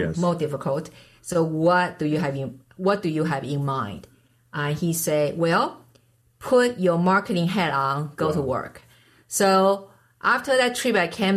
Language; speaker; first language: English; non-native, fluent; Chinese